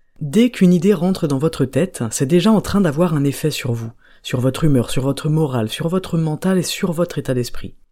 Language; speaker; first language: French; native; French